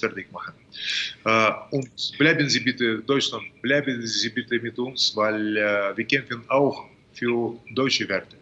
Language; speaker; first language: German; non-native, fluent; Russian